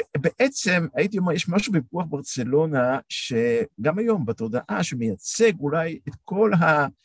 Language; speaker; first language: Hebrew; native; Hebrew